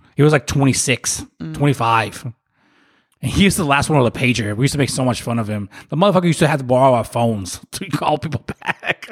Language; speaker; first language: English; early bilingual, other home language; Gujarati